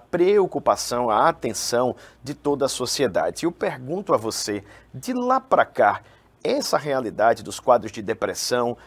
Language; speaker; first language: Portuguese; native; Portuguese